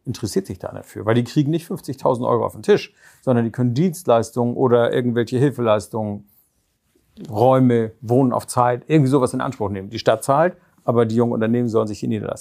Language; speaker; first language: German; native; German